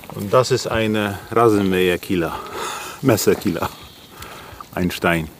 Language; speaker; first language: German; non-native, learner; Polish